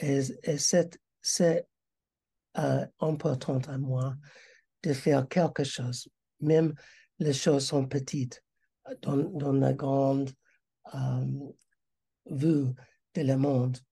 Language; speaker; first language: French; non-native, learner; English